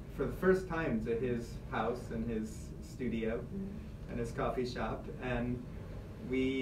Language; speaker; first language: English; native; English